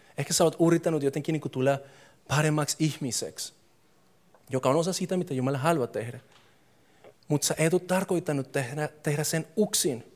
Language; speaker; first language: Finnish; non-native, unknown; English